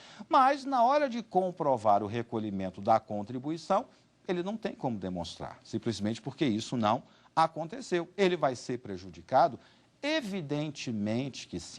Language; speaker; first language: Portuguese; native; Portuguese